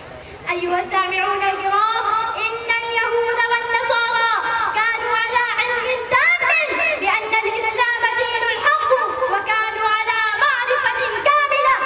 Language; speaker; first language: Arabic; non-native, learner; Urdu